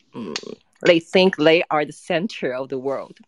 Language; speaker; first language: English; non-native, fluent; Chinese